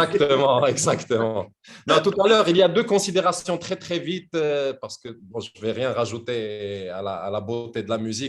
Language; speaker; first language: French; non-native, local second language; Arabic